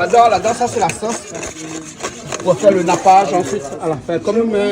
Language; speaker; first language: French; native; French